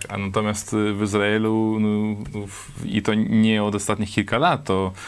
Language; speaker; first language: Polish; non-native, fluent; Hebrew